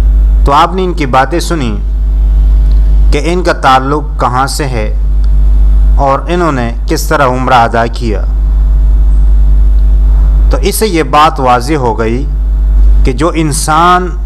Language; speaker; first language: Urdu; native; Urdu